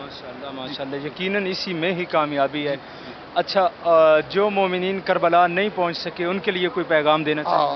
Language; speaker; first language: Urdu; native; Urdu